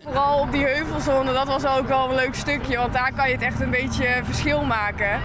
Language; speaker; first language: Dutch; native; Dutch